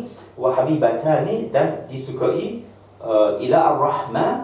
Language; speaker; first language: Arabic; non-native, fluent; Malay